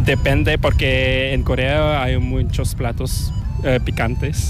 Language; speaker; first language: Spanish; non-native, fluent; Korean